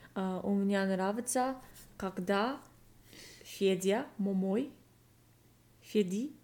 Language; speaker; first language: Russian; non-native, learner; English